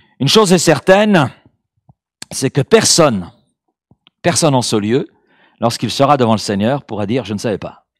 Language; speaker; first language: French; native; French